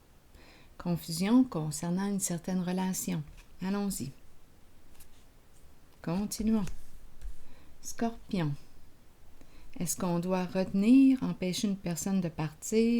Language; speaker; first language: French; native; French